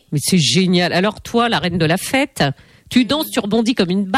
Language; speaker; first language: French; native; French